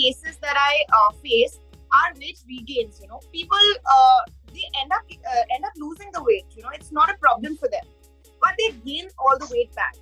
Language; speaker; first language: English; non-native, local second language; Hindi